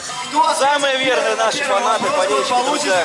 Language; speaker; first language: Russian; native; Russian